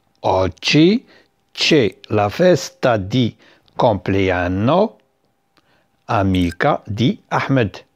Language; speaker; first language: Italian; non-native, fluent; Arabic